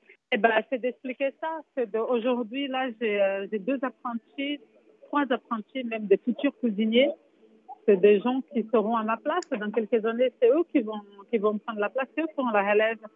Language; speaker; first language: French; non-native, fluent; Portuguese